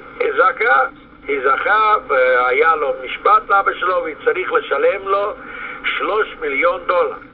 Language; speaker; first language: Hebrew; non-native, fluent; Yiddish